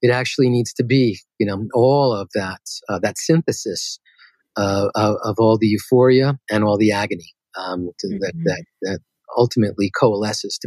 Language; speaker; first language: English; native; English